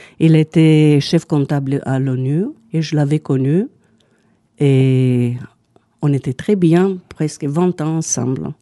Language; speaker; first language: French; non-native, fluent; Romanian